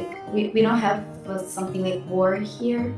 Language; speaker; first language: English; non-native, learner; Russian